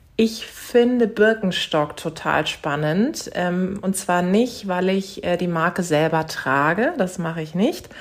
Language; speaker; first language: German; early bilingual, other home language; Turkish